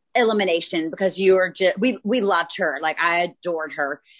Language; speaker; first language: English; native; English